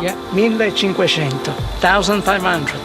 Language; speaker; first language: English; non-native, learner; Italian